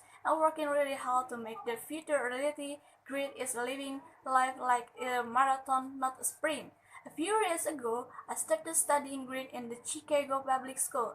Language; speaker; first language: English; non-native, learner; Indonesian